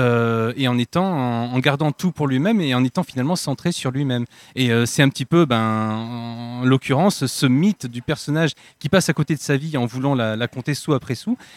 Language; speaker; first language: French; native; French